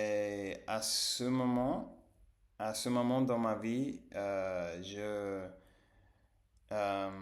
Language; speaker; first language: French; non-native, learner; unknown